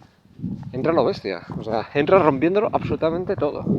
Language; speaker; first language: Spanish; native; Spanish